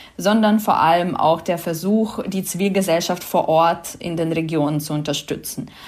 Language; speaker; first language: German; non-native, fluent; Ukrainian